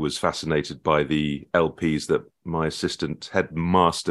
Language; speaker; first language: English; native; English